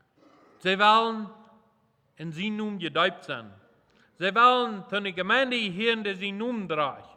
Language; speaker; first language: German; non-native, local second language; Plautdietsch